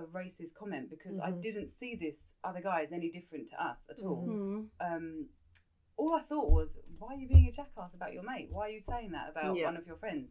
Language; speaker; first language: English; native; English